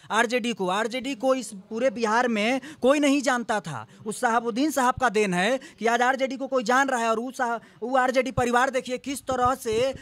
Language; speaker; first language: Hindi; native; Hindi